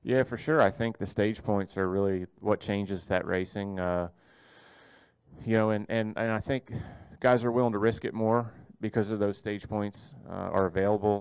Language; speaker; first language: English; native; English